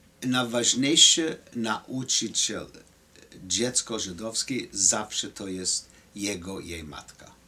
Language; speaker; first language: Polish; non-native, fluent; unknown